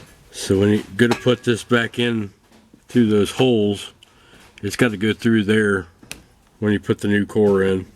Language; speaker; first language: English; native; English